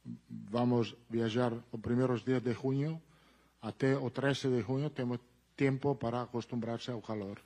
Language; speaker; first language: Portuguese; non-native, learner; Italian